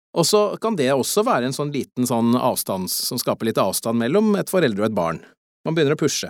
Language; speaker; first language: Norwegian; native; Norwegian